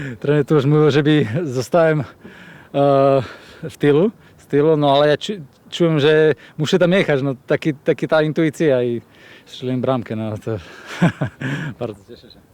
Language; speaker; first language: Polish; non-native, learner; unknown